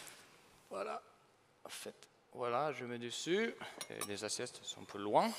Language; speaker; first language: French; non-native, fluent; English